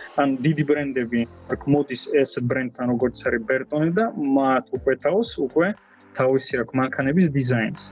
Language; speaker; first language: Georgian; early bilingual, heritage; Georgian